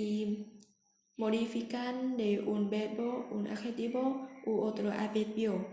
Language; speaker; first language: Spanish; non-native, learner; Vietnamese